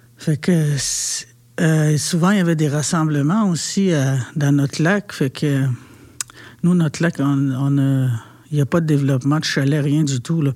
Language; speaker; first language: French; non-native, local second language; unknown